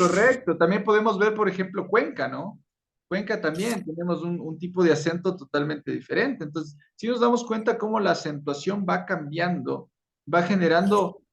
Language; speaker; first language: Spanish; native; Spanish